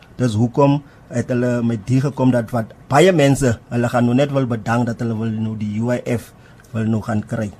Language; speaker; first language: Afrikaans; non-native, local second language; Tswana